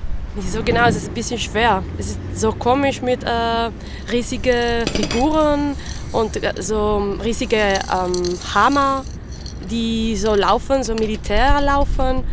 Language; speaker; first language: German; non-native, learner; French